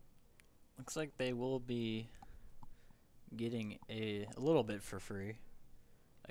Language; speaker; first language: English; native; English